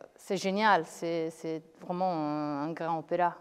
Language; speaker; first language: French; non-native, fluent; Italian